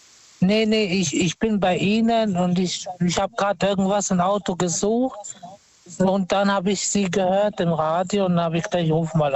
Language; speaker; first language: German; non-native, fluent; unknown